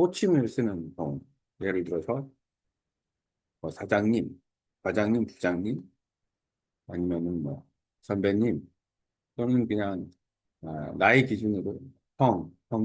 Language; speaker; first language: Korean; native; Korean